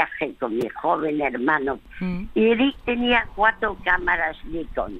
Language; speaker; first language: Spanish; early bilingual, other home language; French